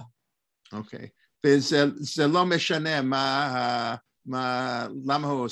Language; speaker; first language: Hebrew; non-native, learner; English